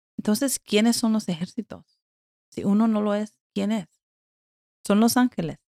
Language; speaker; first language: Spanish; early bilingual, heritage; Spanish